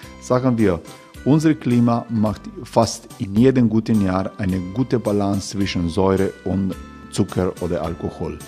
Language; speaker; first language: German; non-native, learner; Croatian